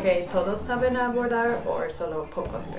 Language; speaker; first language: Spanish; non-native, learner; English